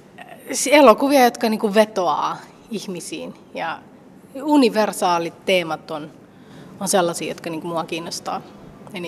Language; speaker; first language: Finnish; early bilingual, other home language; Somali